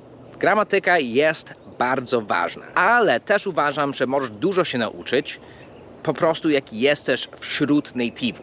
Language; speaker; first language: Polish; early bilingual, heritage; English